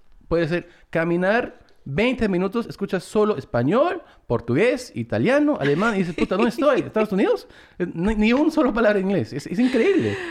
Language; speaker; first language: Spanish; early bilingual, heritage; Spanish